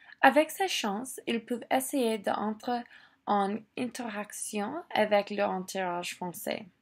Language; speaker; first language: French; non-native, local second language; English